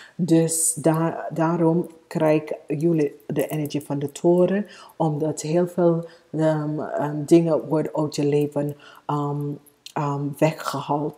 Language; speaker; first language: Dutch; non-native, fluent; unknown